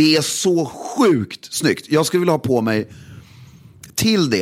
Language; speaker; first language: Swedish; native; Swedish